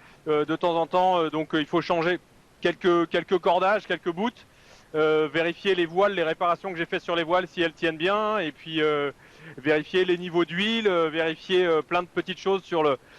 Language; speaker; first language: French; native; French